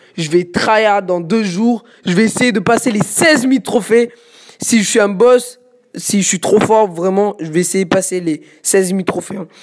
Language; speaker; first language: French; native; French